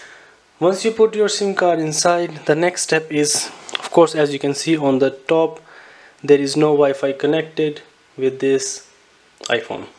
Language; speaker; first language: English; non-native, fluent; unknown